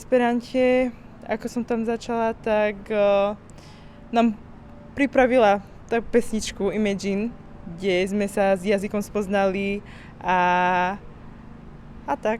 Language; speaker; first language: Slovak; early bilingual, other home language; Vietnamese